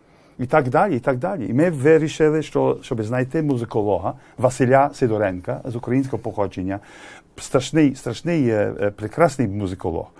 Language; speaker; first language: Ukrainian; early bilingual, heritage; English